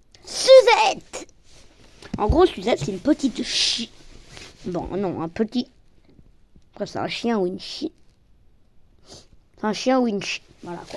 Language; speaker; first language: French; native; French